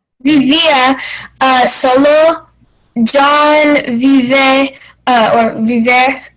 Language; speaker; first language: Spanish; non-native, learner; English